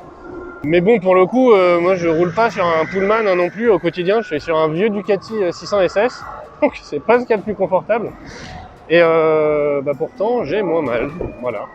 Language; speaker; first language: French; native; French